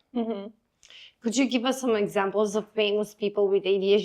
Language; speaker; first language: English; non-native, fluent; Romanian